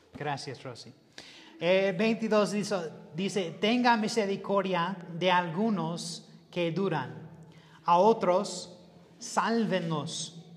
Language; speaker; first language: Spanish; non-native, learner; English